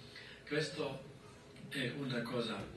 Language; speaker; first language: Italian; non-native, fluent; German